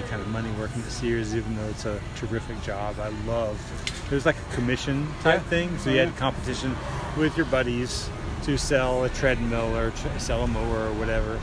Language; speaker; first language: English; native; English